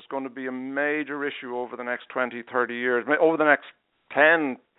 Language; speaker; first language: English; native; English